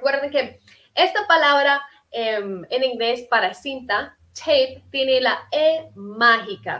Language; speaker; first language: Spanish; early bilingual, heritage; Spanish